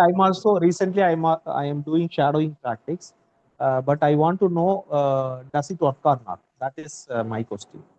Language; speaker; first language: English; non-native, learner; Tamil